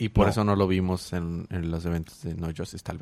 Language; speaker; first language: Spanish; native; Spanish